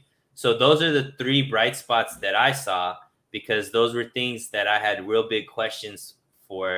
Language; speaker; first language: English; native; English